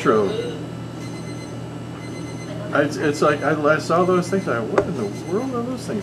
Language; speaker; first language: English; native; English